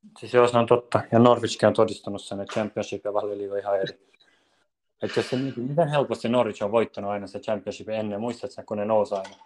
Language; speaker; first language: Finnish; early bilingual, other home language; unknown